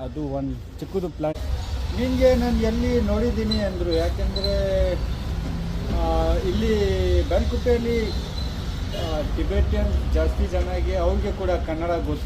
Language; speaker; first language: Kannada; non-native, learner; Ladakhi